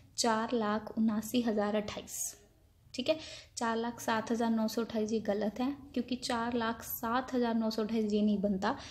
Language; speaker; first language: Hindi; non-native, local second language; Punjabi